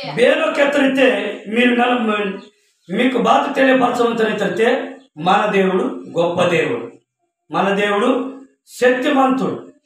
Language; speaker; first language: Telugu; non-native, local second language; Koya